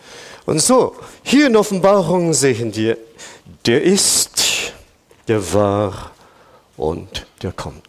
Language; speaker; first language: German; non-native, fluent; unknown